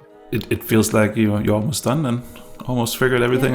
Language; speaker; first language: English; native; English